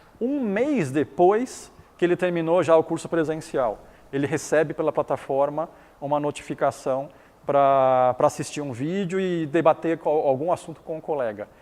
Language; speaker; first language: Portuguese; early bilingual, other home language; Chinese